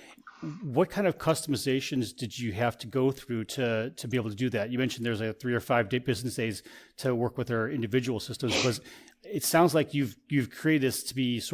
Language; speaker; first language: English; native; English